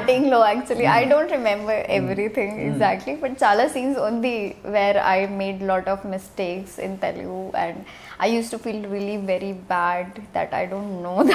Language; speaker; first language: Telugu; non-native, learner; Hindi